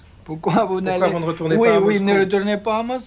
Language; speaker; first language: French; non-native, learner; Russian